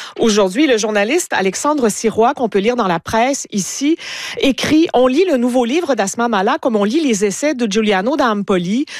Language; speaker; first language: French; native; French